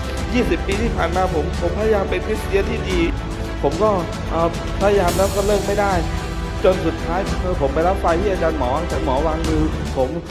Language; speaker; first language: Thai; non-native, local second language; Hmong